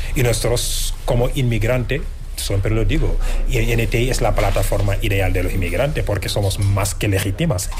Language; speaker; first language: Spanish; non-native, fluent; Wolof